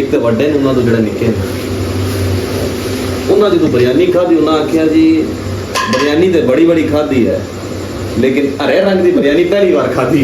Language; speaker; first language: Urdu; native; Urdu